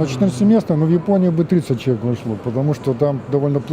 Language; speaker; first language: Russian; native; Russian